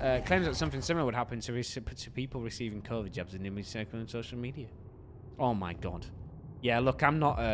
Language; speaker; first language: English; native; English